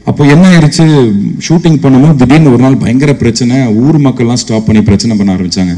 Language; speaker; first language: Tamil; native; Tamil